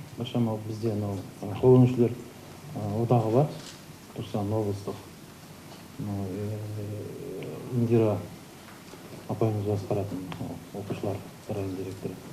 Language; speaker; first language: Kazakh; native; Kazakh